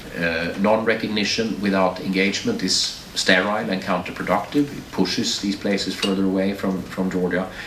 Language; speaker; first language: English; non-native, fluent; Swedish